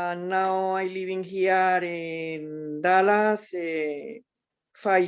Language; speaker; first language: English; non-native, learner; Spanish